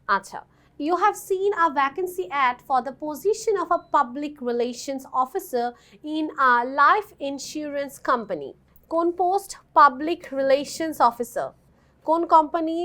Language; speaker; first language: English; non-native, local second language; Bangla